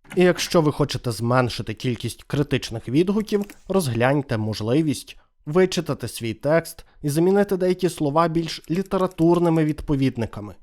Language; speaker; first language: Ukrainian; native; Ukrainian